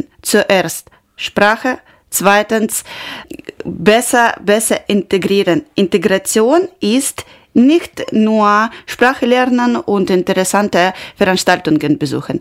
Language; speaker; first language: German; non-native, learner; Ukrainian